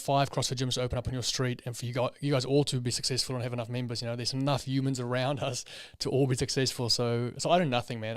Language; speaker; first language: English; native; English